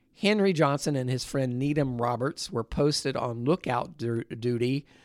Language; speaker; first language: English; native; English